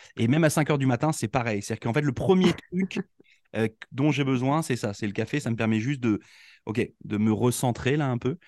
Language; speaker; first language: French; native; French